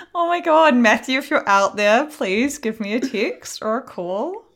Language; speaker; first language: English; native; English